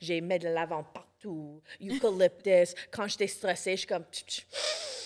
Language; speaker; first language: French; non-native, local second language; English